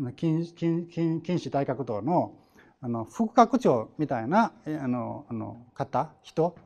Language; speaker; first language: Japanese; non-native, fluent; Chinese